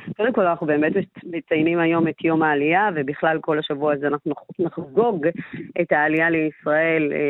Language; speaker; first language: Hebrew; early bilingual, other home language; Amharic